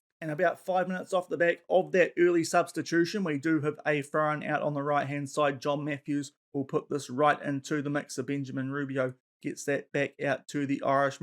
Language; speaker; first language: English; native; English